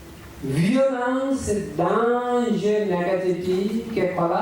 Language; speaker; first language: French; non-native, learner; Tibetan